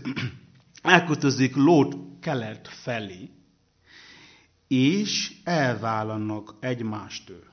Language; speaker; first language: Hungarian; non-native, learner; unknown